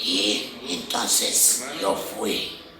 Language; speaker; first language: Spanish; non-native, fluent; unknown